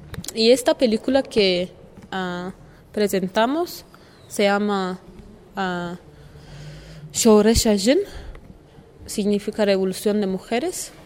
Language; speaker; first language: Spanish; non-native, learner; Kurdish